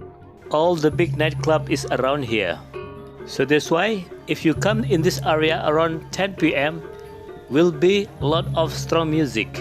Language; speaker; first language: English; non-native, local second language; Indonesian